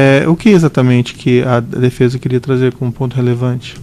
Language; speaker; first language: Portuguese; native; Portuguese